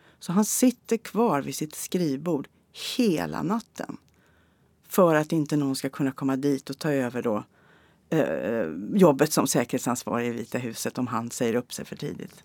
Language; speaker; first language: Swedish; native; Swedish